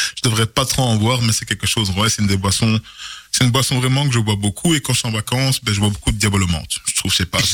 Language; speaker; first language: French; native; French